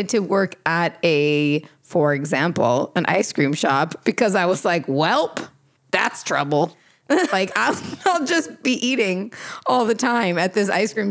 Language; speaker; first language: English; non-native, fluent; Portuguese